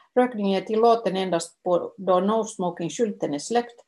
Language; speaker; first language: Swedish; non-native, local second language; Finnish